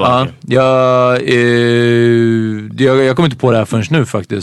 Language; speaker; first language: Swedish; non-native, fluent; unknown